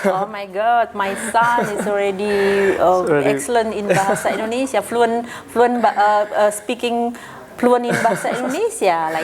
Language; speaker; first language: English; non-native, fluent; Indonesian